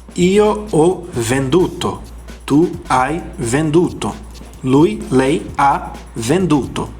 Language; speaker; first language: Italian; non-native, fluent; Portuguese